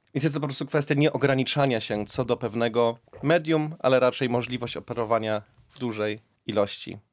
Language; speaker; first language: Polish; early bilingual, heritage; Polish